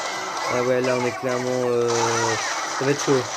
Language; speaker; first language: French; native; French